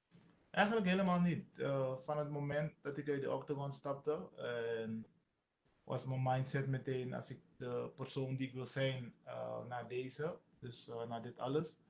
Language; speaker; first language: Dutch; non-native, local second language; Sranan Tongo